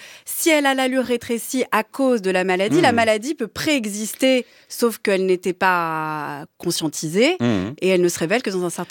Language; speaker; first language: French; native; French